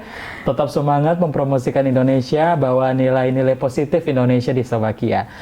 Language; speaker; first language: Indonesian; non-native, fluent; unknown